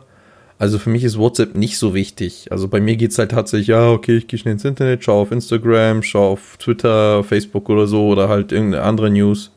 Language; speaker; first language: German; native; German